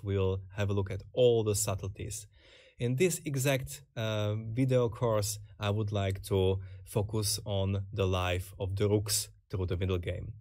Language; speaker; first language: English; non-native, fluent; Slovak